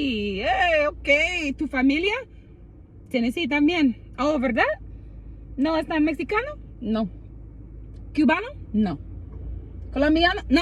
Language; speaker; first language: Spanish; non-native, learner; English